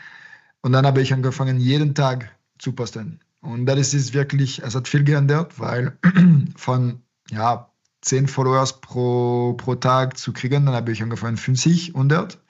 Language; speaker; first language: German; non-native, fluent; French